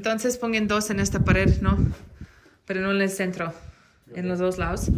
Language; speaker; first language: Spanish; non-native, learner; English